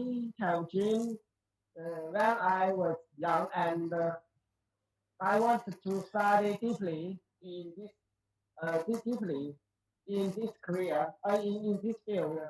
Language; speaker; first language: English; non-native, learner; Chinese